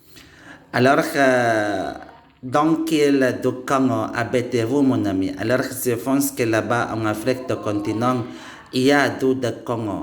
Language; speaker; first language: French; non-native, learner; Indonesian